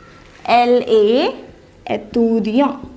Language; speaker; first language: French; non-native, learner; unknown